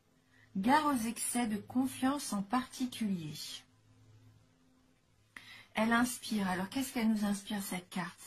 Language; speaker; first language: French; native; French